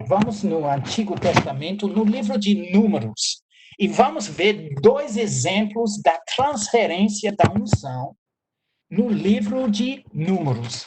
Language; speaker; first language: Portuguese; non-native, fluent; English